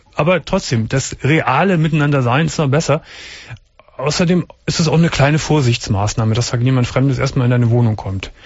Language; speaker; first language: German; native; German